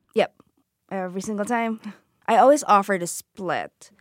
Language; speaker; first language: English; non-native, local second language; Filipino